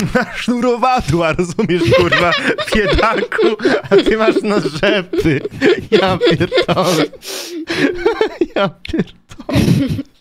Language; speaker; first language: Polish; native; Polish